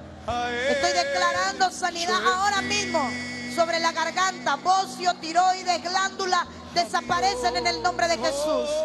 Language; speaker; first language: Spanish; native; Spanish